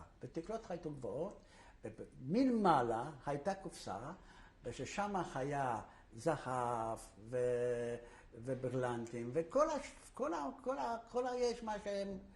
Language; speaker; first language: Hebrew; non-native, fluent; Yiddish